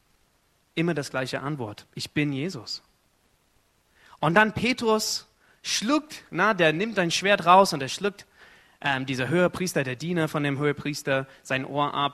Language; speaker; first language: German; non-native, fluent; Arabic